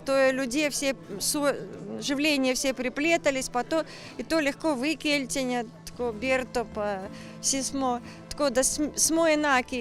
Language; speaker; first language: Slovenian; non-native, learner; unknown